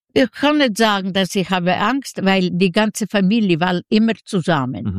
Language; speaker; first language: German; non-native, fluent; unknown